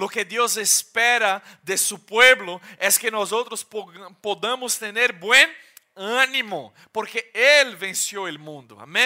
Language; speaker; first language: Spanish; non-native, fluent; Portuguese